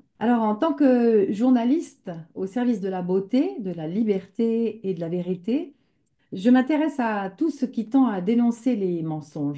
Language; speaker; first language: French; native; French